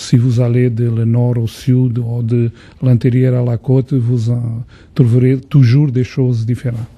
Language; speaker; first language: French; non-native, fluent; Portuguese